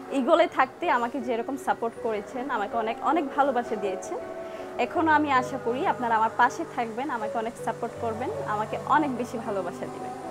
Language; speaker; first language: Bangla; early bilingual, heritage; Bangla